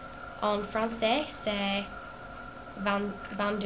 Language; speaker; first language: French; non-native, learner; English